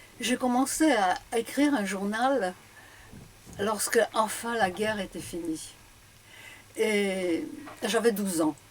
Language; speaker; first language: French; early bilingual, other home language; Polish